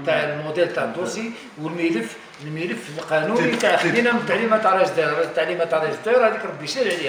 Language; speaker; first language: Arabic; native; Arabic